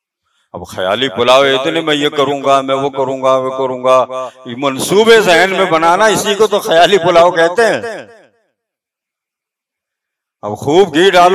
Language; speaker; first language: Urdu; native; Urdu